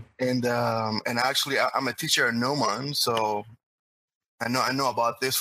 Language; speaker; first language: English; non-native, fluent; Spanish